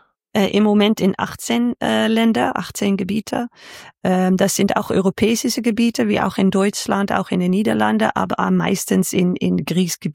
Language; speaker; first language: German; non-native, learner; Dutch